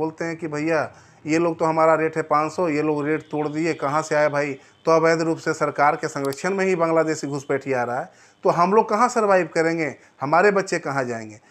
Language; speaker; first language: Hindi; native; Hindi